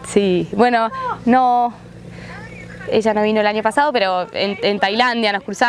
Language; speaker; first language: Spanish; native; Spanish